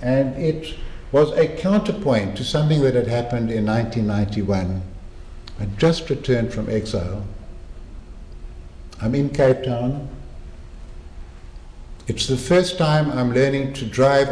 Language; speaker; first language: English; native; English